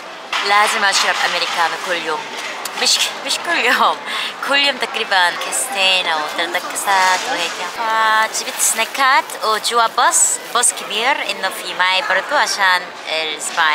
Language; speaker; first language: Arabic; non-native, fluent; Korean